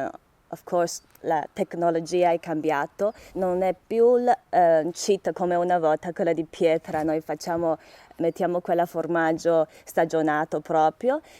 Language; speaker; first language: Italian; non-native, learner; Chinese